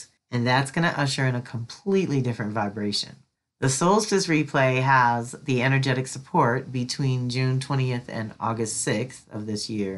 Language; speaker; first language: English; native; English